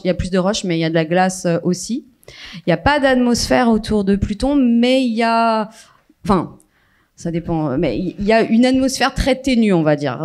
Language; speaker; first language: French; native; French